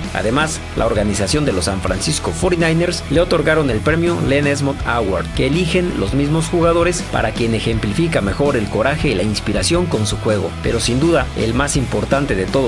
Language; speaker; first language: Spanish; native; Spanish